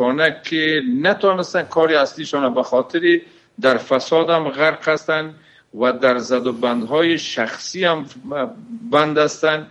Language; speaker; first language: Persian; native; Persian